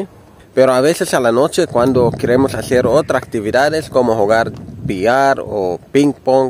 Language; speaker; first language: Spanish; non-native, fluent; Arabic